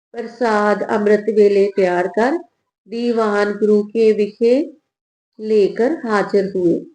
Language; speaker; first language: Hindi; non-native, local second language; Punjabi